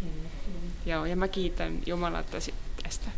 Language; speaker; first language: Finnish; non-native, learner; Estonian